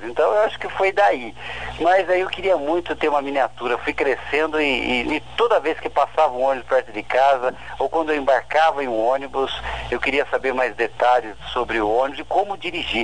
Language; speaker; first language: Portuguese; native; Portuguese